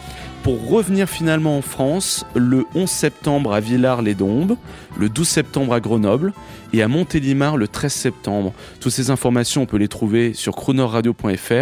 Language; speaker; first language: French; native; French